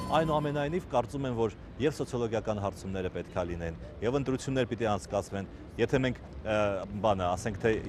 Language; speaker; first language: Armenian; native; Armenian